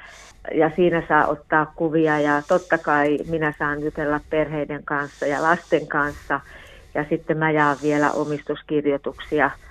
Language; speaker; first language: Finnish; native; Finnish